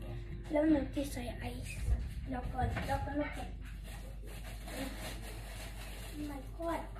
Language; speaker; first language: Thai; early bilingual, heritage; Swedish